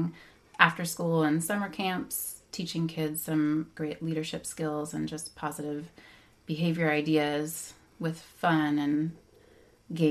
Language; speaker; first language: English; native; English